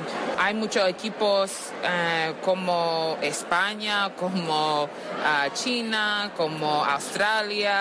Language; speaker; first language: Spanish; non-native, learner; English